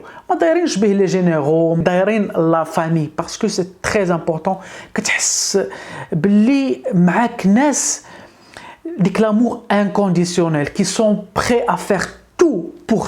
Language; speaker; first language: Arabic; native; Arabic